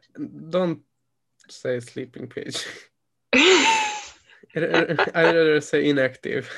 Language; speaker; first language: English; non-native, fluent; Hungarian